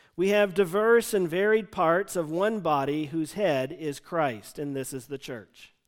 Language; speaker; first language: English; native; English